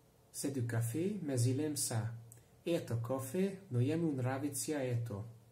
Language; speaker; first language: French; non-native, learner; Hungarian